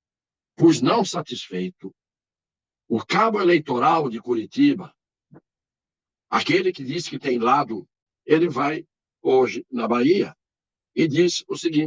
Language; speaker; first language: Portuguese; native; Portuguese